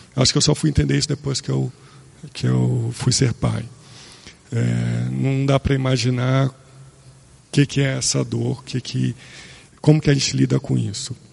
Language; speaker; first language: Portuguese; native; Portuguese